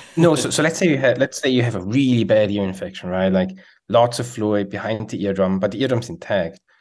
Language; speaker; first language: English; non-native, fluent; Swiss German